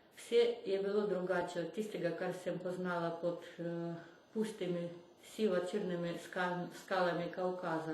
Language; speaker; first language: Slovenian; non-native, fluent; Russian